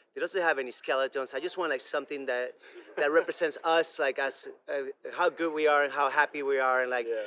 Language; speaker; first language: English; non-native, fluent; Spanish